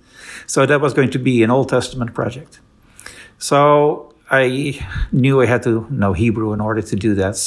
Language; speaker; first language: English; non-native, fluent; Dutch